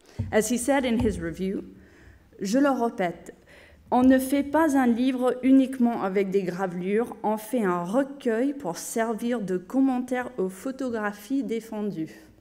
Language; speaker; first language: French; non-native, fluent; English